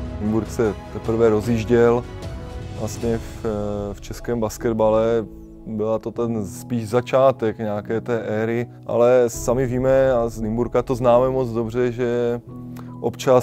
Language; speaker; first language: Czech; native; Czech